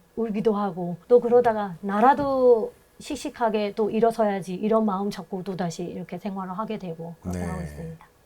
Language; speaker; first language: Korean; non-native, fluent; Burmese